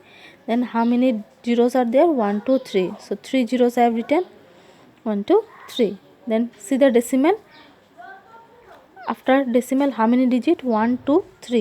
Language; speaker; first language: English; non-native, local second language; Assamese